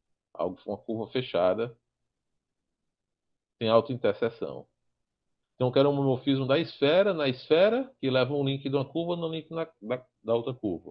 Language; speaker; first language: Portuguese; native; Portuguese